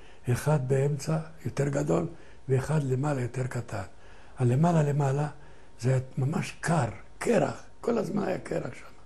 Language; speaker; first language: Hebrew; non-native, fluent; Ladino